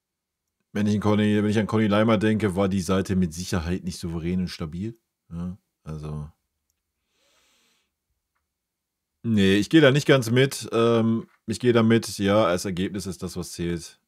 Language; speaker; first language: German; native; German